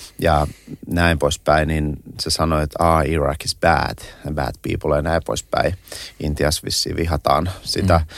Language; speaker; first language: Finnish; early bilingual, other home language; Russian